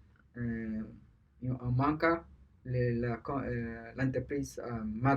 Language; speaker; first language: French; non-native, learner; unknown